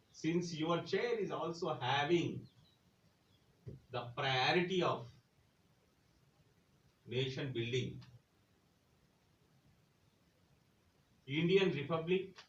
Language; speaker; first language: English; non-native, local second language; Telugu